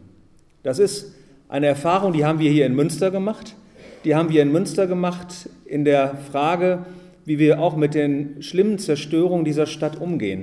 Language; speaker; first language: German; native; German